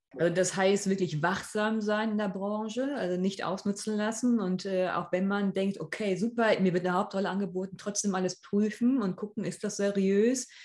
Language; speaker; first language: German; native; German